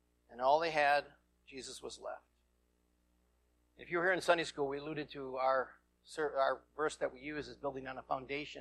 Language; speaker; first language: English; native; English